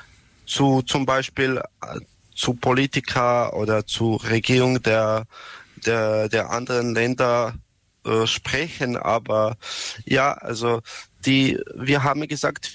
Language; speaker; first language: German; non-native, learner; Serbian